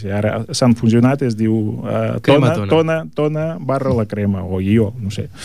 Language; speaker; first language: Catalan; non-native, fluent; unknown